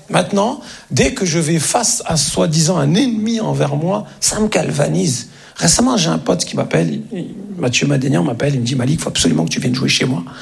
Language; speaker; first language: French; early bilingual, other home language; Arabic